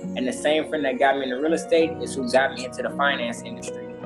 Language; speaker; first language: English; native; English